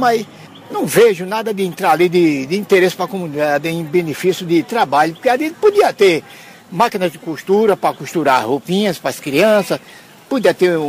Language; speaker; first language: Portuguese; native; Portuguese